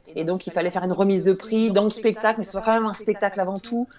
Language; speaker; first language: French; native; French